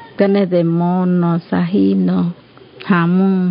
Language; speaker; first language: Spanish; non-native, local second language; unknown